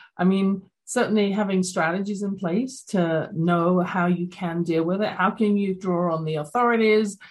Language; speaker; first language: English; native; English